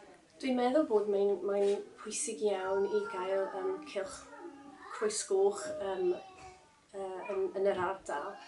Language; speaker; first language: Welsh; non-native, learner; English